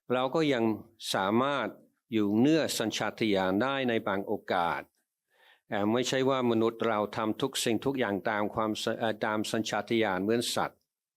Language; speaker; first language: Thai; non-native, fluent; English